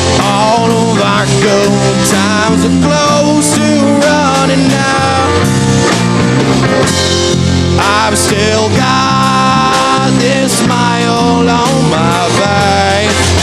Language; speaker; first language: English; native; English